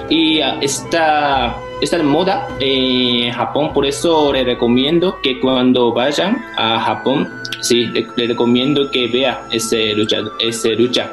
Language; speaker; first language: Spanish; non-native, fluent; Japanese